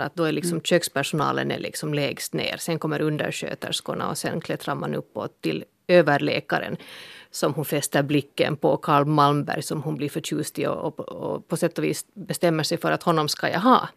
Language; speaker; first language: Swedish; native; Swedish